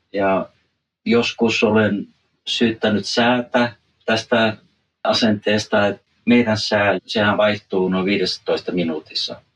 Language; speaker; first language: Finnish; early bilingual, heritage; Finnish